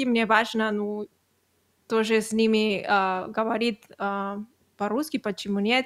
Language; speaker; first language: Russian; non-native, learner; Catalan